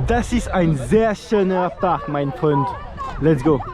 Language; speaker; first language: German; non-native, learner; French